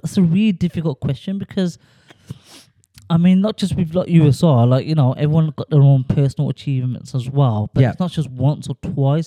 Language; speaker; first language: English; native; English